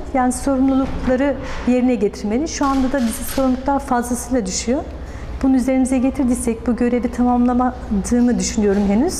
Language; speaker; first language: Turkish; native; Turkish